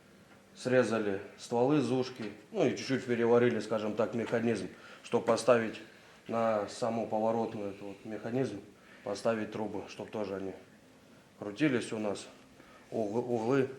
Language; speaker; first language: Russian; native; Russian